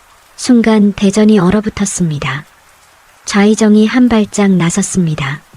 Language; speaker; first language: Korean; native; Korean